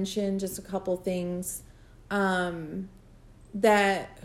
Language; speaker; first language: English; native; English